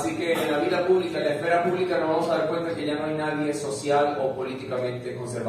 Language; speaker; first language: Spanish; native; Spanish